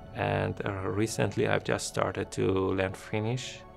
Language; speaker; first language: English; non-native, fluent; Persian